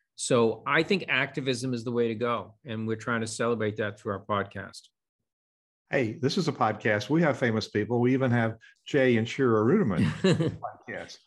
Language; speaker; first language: English; non-native, fluent; Hebrew